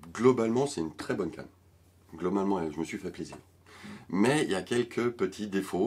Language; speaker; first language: French; native; French